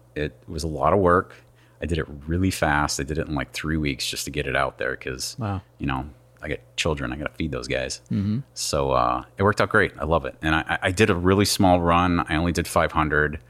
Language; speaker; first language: English; native; English